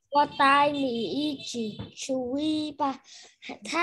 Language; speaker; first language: Chinese; non-native, learner; Vietnamese